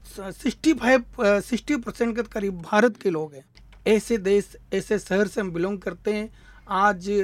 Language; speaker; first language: Hindi; native; Hindi